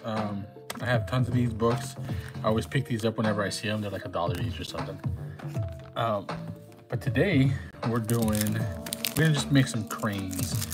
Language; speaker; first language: English; early bilingual, other home language; Spanish